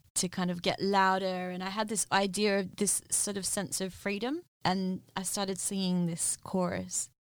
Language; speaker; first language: English; native; English